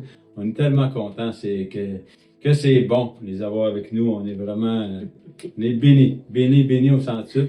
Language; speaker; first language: French; native; French